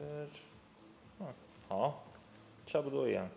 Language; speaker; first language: Chinese; non-native, learner; English